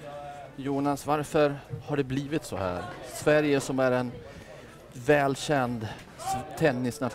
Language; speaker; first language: Swedish; native; Swedish